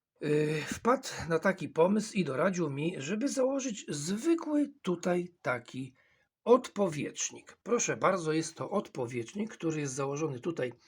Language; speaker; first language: Polish; native; Polish